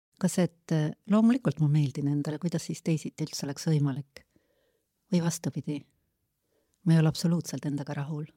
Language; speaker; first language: Estonian; native; Estonian